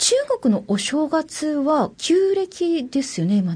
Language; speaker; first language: Japanese; native; Japanese